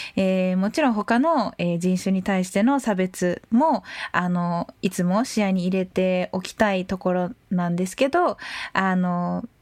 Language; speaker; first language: Japanese; native; Japanese